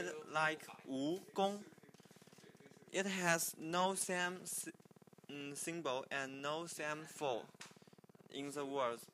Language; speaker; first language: English; non-native, learner; Chinese